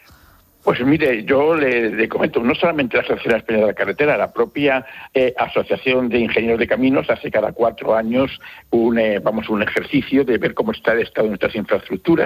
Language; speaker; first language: Spanish; native; Spanish